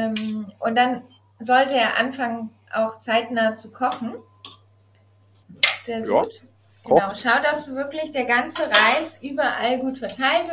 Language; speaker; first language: German; native; German